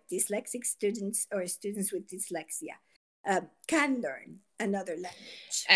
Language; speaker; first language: English; non-native, fluent; Spanish